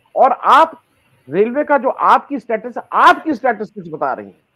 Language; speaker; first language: Hindi; native; Hindi